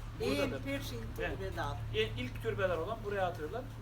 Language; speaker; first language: Turkish; non-native, local second language; Bosnian